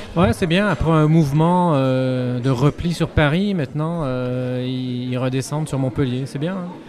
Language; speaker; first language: French; native; French